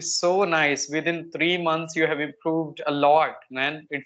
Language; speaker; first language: English; non-native, local second language; Hindi